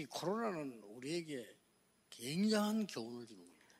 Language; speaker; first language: Korean; native; Korean